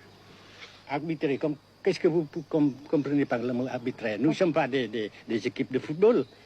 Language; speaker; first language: French; non-native, fluent; Vietnamese